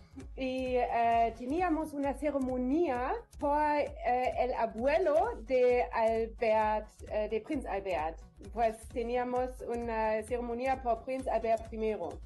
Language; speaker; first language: Spanish; non-native, learner; German